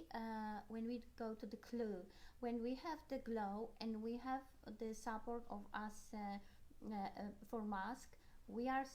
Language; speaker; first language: English; non-native, learner; Polish